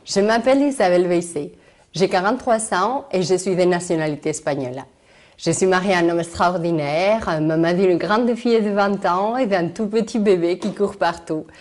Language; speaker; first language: French; non-native, fluent; Spanish